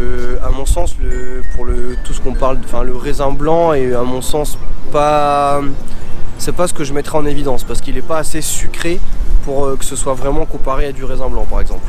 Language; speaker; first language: French; native; French